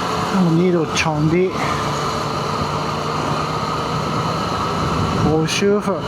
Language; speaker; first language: Cantonese; non-native, learner; Japanese